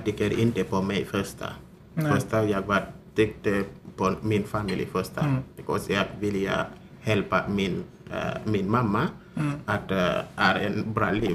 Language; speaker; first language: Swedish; non-native, learner; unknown